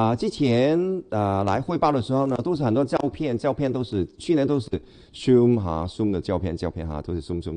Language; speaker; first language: Chinese; non-native, local second language; Cantonese